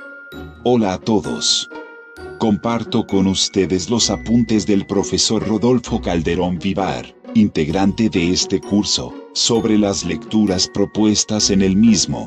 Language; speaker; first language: Spanish; native; Spanish